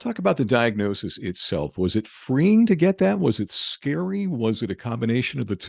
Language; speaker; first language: English; native; English